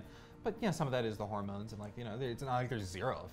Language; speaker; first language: English; native; English